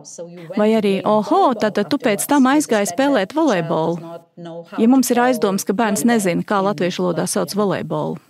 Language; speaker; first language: Latvian; native; Latvian